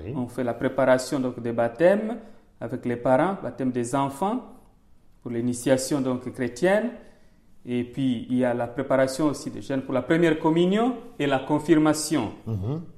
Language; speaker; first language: French; non-native, local second language; Swahili